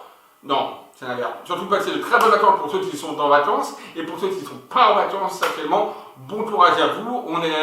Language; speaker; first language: French; native; French